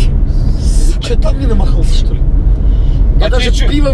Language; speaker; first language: Russian; native; Russian